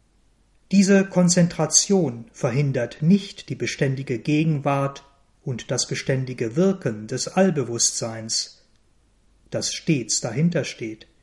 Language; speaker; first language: German; native; German